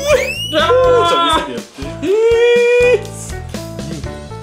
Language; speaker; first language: Japanese; native; Japanese